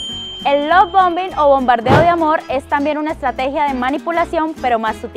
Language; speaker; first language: Spanish; native; Spanish